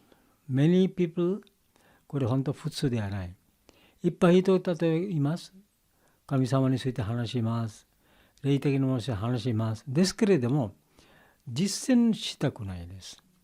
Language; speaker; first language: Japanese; non-native, learner; Bangla